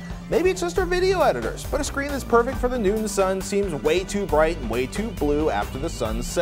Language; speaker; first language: English; native; English